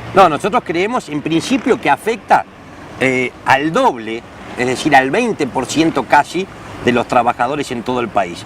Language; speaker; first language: Spanish; native; Spanish